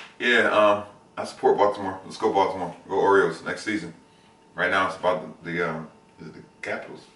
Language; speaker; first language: English; native; English